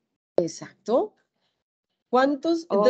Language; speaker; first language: Spanish; native; Spanish